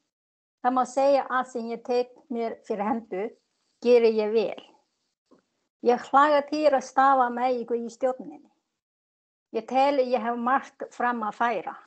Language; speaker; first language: Icelandic; non-native, learner; Chinese